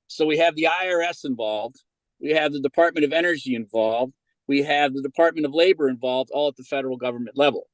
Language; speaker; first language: English; native; English